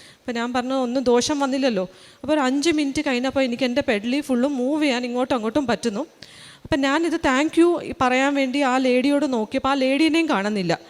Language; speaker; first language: Malayalam; early bilingual, heritage; Malayalam